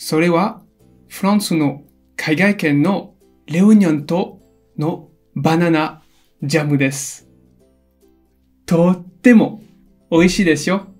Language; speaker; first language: Japanese; non-native, fluent; French